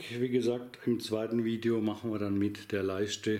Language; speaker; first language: German; native; German